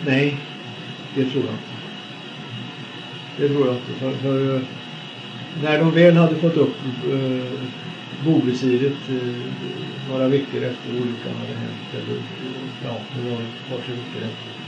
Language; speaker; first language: Swedish; native; Swedish